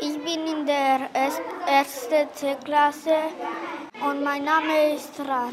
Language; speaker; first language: German; non-native, learner; Romanian